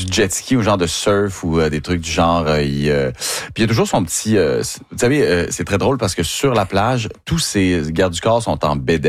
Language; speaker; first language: French; native; French